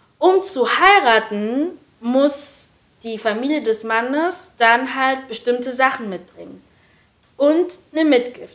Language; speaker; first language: German; early bilingual, other home language; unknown